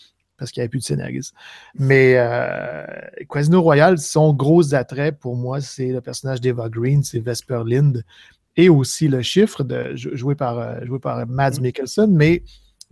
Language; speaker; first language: French; native; French